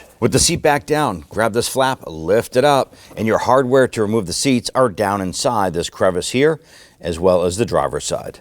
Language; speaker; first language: English; native; English